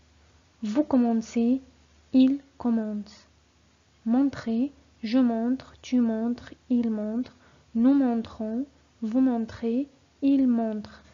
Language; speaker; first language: French; non-native, fluent; Arabic